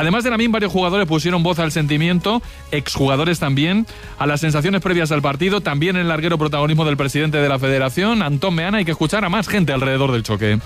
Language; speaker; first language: Spanish; native; Spanish